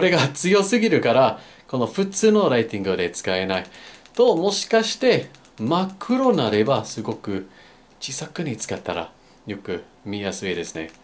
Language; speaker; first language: Japanese; non-native, fluent; English